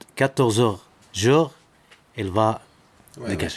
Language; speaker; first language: French; non-native, local second language; Arabic